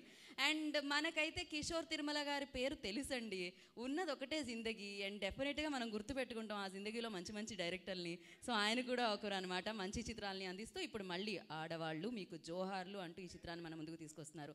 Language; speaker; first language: Telugu; native; Telugu